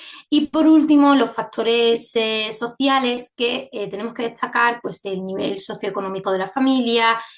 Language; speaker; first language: Spanish; native; Spanish